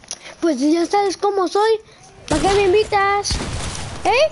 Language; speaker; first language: Spanish; native; Spanish